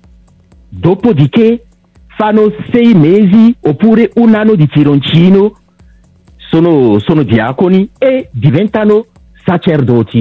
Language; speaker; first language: Italian; non-native, local second language; French